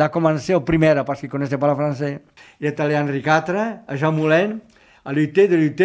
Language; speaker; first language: French; non-native, fluent; Catalan